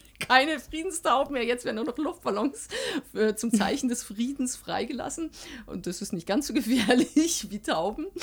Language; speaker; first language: German; native; German